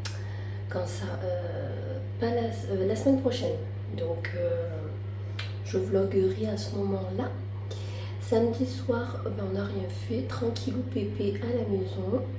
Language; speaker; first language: French; native; French